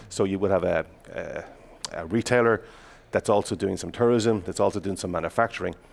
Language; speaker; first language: English; native; English